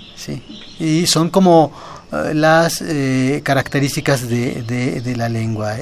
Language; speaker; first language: Spanish; non-native, local second language; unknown